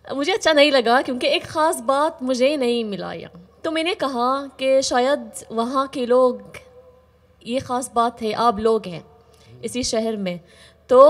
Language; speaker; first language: Urdu; non-native, fluent; Arabic